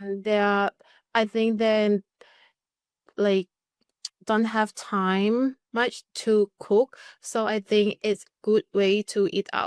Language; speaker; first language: English; non-native, learner; Thai